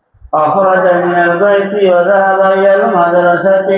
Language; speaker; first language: Arabic; non-native, learner; Bangla